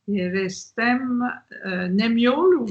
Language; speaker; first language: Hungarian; non-native, learner; French